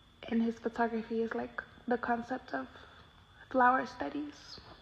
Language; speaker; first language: English; early bilingual, other home language; Spanish